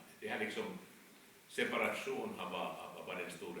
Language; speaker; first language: Swedish; non-native, fluent; Finnish